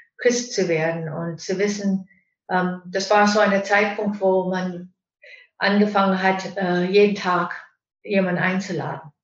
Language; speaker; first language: German; non-native, fluent; English